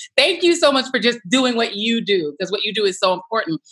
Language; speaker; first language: English; native; English